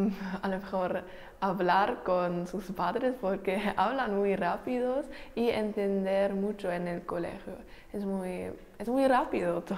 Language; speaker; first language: Spanish; non-native, learner; German